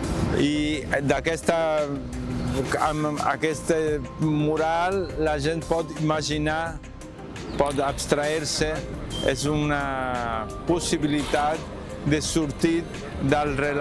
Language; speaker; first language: Catalan; non-native, local second language; Spanish